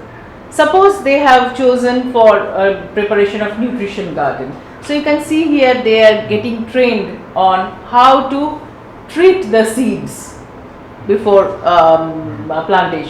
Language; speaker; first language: English; non-native, local second language; Bangla